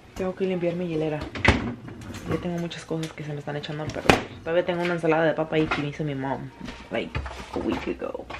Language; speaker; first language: Spanish; early bilingual, heritage; Spanish